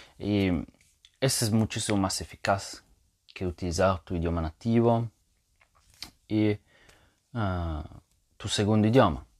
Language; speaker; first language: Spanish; non-native, fluent; Italian